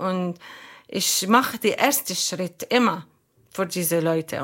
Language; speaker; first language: German; non-native, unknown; Arabic